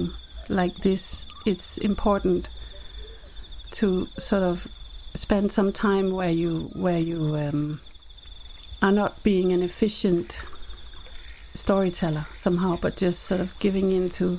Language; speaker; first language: English; native; English